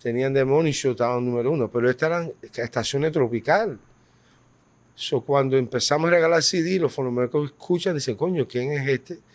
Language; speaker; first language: Spanish; early bilingual, heritage; Spanish